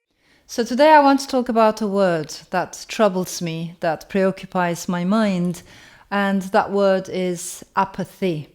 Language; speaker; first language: English; non-native, fluent; Turkish